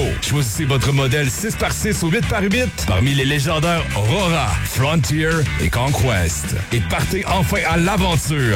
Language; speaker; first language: French; native; French